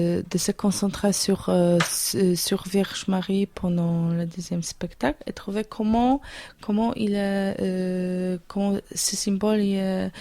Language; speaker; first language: French; non-native, learner; Polish